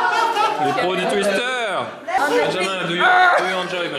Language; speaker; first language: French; native; French